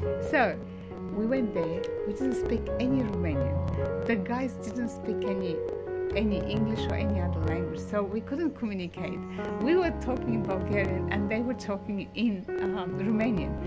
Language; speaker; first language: English; non-native, fluent; Bulgarian